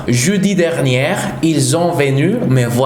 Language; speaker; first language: French; non-native, fluent; Spanish